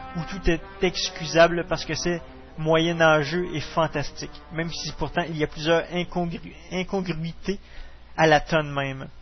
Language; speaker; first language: French; native; French